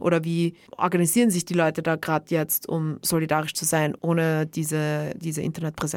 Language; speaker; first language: German; native; German